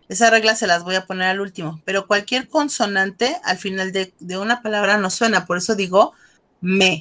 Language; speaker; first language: Spanish; native; Spanish